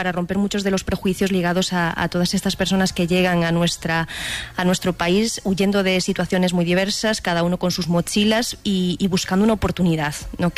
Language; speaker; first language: Spanish; native; Spanish